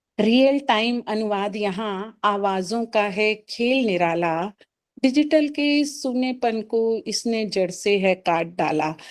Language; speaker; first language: Hindi; native; Hindi